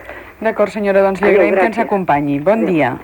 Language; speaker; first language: Catalan; native; Catalan